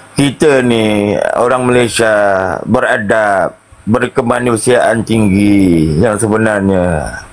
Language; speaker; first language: Malay; native; Malay